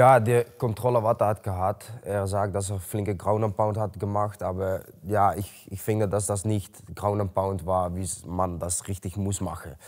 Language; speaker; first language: German; non-native, learner; Dutch